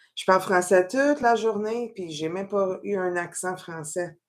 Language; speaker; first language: French; native; French